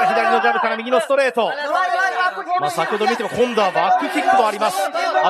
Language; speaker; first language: Japanese; native; Japanese